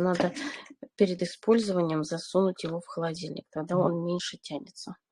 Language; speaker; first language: Russian; native; Russian